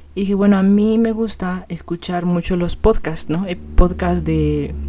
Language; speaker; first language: Spanish; native; Spanish